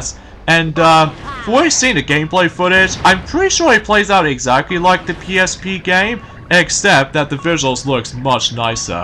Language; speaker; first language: English; native; English